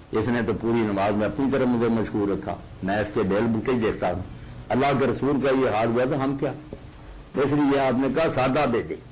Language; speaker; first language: Urdu; non-native, local second language; Punjabi